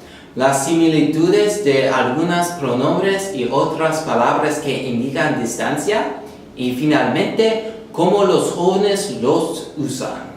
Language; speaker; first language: Spanish; non-native, learner; English